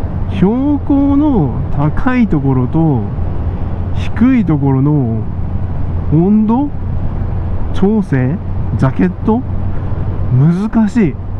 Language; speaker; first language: Japanese; native; Japanese